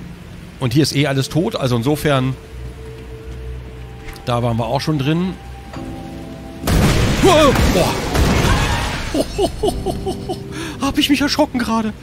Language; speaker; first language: German; native; German